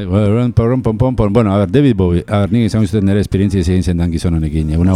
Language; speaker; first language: Basque; native; Basque